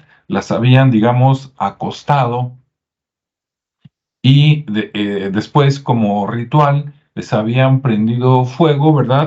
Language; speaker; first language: Spanish; native; Spanish